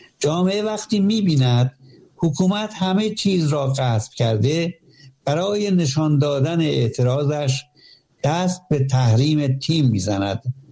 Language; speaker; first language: Persian; native; Persian